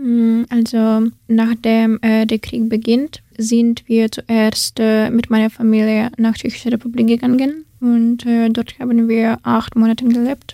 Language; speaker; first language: German; non-native, learner; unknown